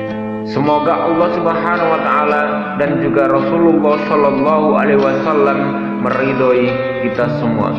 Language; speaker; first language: Indonesian; native; Indonesian